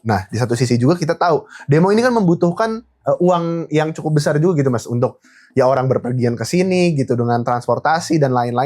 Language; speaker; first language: Indonesian; native; Indonesian